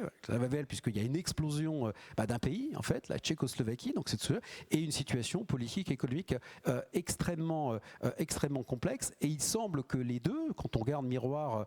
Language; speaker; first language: French; native; French